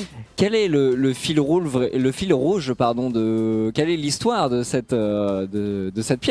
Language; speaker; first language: French; native; French